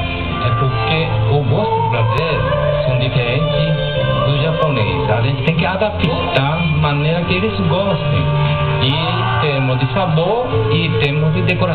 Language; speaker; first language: Portuguese; non-native, fluent; Japanese